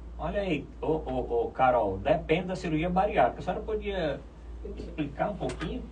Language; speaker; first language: Portuguese; native; Portuguese